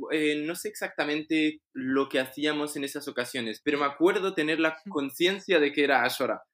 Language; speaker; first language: Spanish; non-native, fluent; Arabic